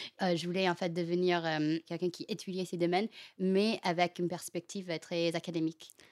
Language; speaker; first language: French; non-native, fluent; Chinese